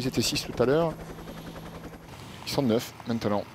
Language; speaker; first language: French; native; French